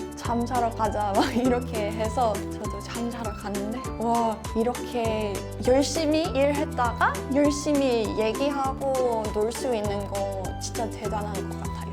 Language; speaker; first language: Korean; non-native, fluent; English